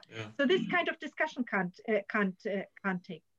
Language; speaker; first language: English; non-native, fluent; German